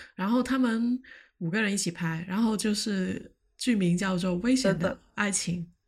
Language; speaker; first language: Chinese; non-native, local second language; Cantonese